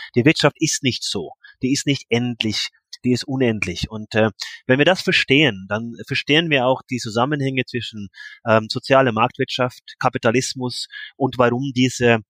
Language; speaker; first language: German; non-native, fluent; Norwegian